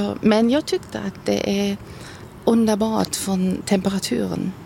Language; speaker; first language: Swedish; non-native, learner; German